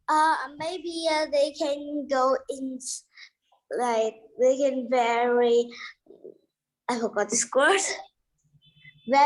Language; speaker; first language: English; non-native, learner; Vietnamese